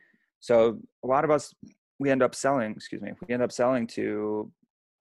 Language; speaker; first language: English; native; English